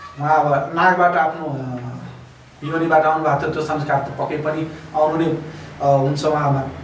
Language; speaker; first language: Nepali; non-native, local second language; Maithili